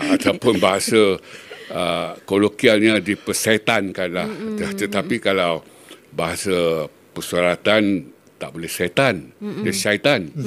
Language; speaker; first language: Malay; native; Malay